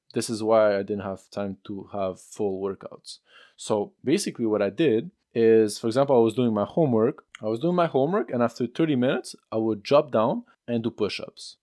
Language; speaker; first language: English; non-native, fluent; French